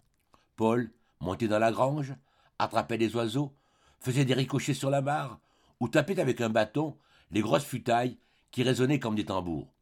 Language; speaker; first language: French; native; French